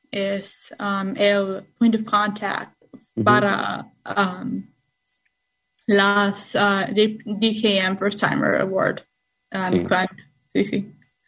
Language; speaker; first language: Spanish; non-native, learner; English